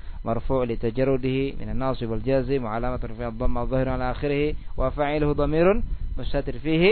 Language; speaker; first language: Arabic; non-native, fluent; Indonesian